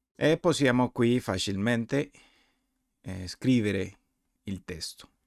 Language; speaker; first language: Italian; non-native, learner; Spanish